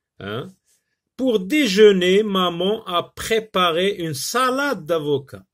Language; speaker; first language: French; non-native, local second language; Arabic